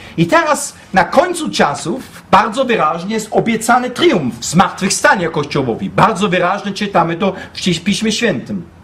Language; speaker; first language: Polish; non-native, fluent; German